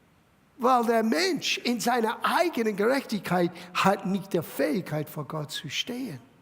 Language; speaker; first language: German; non-native, fluent; English